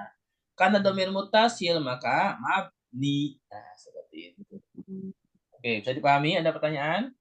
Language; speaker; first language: Indonesian; native; Indonesian